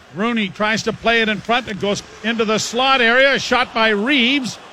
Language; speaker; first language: English; native; English